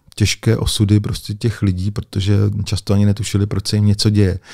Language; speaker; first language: Czech; native; Czech